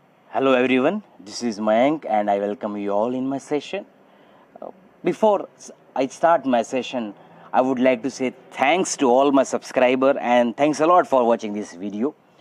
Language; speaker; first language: English; non-native, local second language; Gujarati